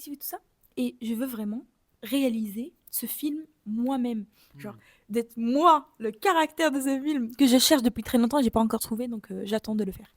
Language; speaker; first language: French; native; French